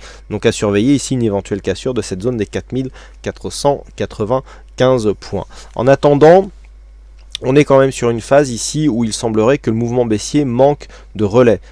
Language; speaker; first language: French; native; French